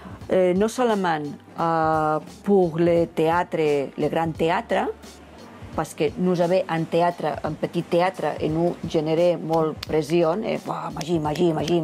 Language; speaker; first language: French; non-native, learner; Catalan